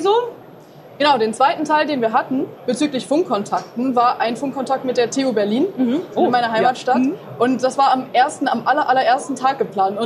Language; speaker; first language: German; native; German